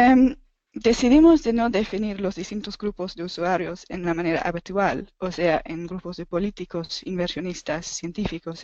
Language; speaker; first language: Spanish; non-native, fluent; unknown